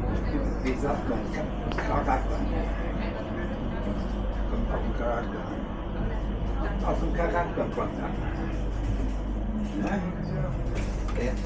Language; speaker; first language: German; non-native, learner; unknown